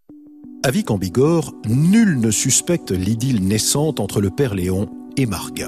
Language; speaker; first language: French; native; French